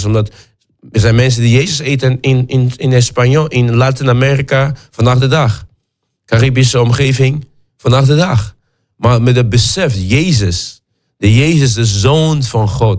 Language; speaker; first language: Dutch; non-native, fluent; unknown